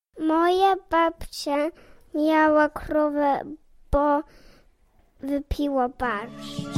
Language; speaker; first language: Polish; early bilingual, heritage; Polish